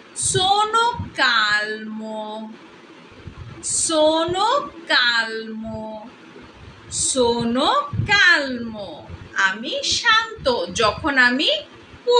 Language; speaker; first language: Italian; non-native, learner; Bangla